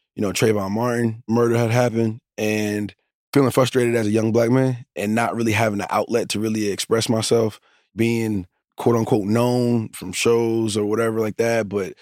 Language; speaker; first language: English; native; English